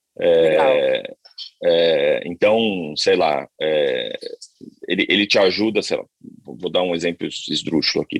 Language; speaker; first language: Portuguese; native; Portuguese